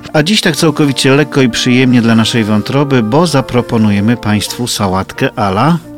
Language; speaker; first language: Polish; native; Polish